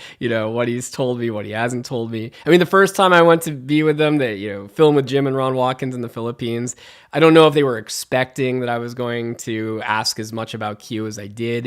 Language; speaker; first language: English; native; English